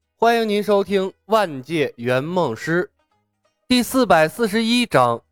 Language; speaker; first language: Chinese; native; Chinese